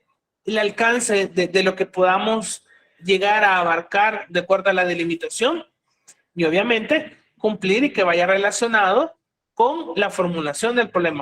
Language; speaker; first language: Spanish; native; Spanish